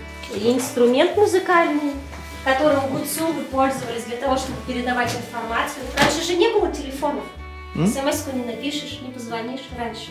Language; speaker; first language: Russian; native; Russian